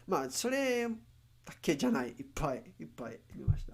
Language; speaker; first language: Japanese; non-native, learner; English